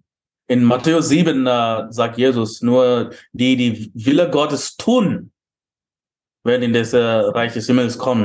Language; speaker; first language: German; non-native, fluent; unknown